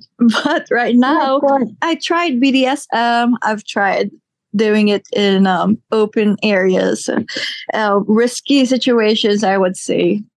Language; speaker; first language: English; non-native, local second language; Filipino